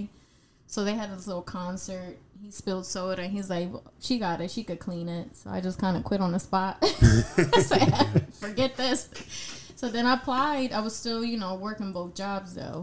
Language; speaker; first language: English; non-native, fluent; Spanish